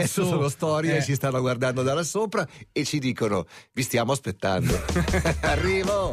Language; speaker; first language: Italian; native; Italian